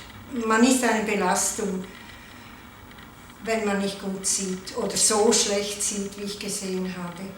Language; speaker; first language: German; non-native, local second language; Italian